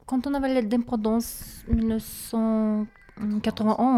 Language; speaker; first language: French; non-native, learner; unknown